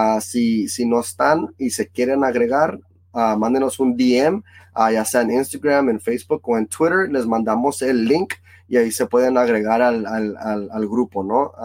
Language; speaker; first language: Spanish; early bilingual, heritage; Spanish